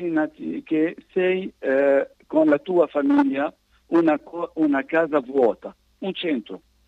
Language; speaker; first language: Italian; non-native, fluent; Arabic